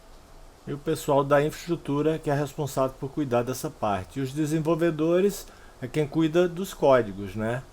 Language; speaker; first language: Portuguese; native; Portuguese